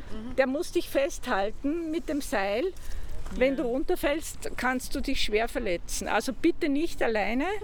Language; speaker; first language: German; native; German